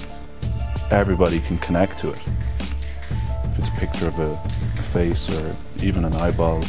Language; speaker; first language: English; native; English